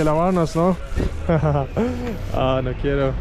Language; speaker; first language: Spanish; non-native, learner; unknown